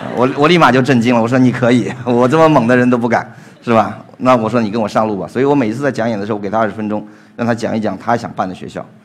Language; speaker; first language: Chinese; native; Chinese